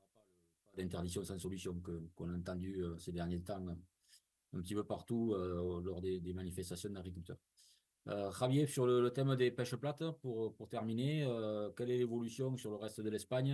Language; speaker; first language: French; native; French